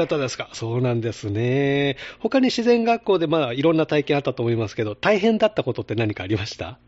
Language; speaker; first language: Japanese; native; Japanese